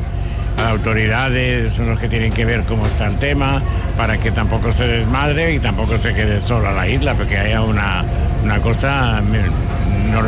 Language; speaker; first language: Spanish; native; Spanish